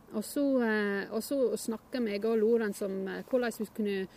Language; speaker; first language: Norwegian; non-native, fluent; English